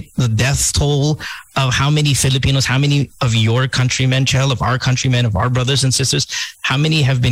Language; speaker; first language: English; non-native, local second language; Filipino